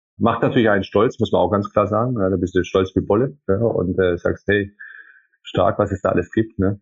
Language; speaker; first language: German; early bilingual, other home language; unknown